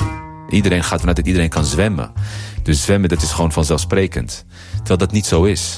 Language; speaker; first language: Dutch; early bilingual, other home language; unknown